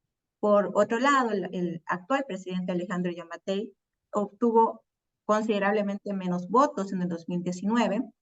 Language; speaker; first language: Spanish; native; Spanish